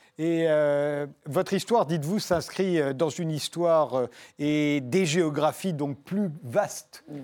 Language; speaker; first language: French; native; French